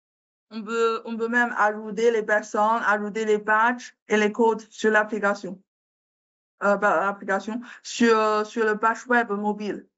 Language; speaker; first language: French; non-native, learner; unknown